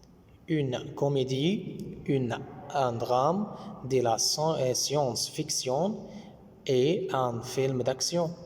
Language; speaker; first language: French; non-native, fluent; Arabic